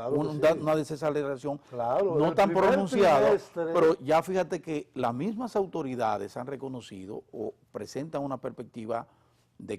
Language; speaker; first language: Spanish; native; Spanish